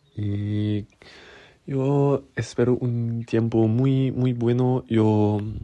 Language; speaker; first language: Spanish; non-native, learner; German